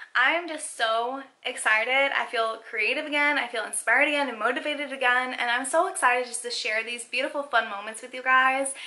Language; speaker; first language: English; native; English